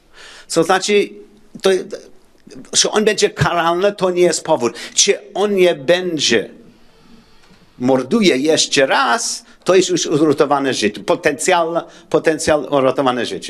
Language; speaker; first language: Polish; non-native, learner; English